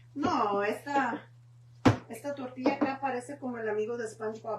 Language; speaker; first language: Spanish; early bilingual, heritage; Spanish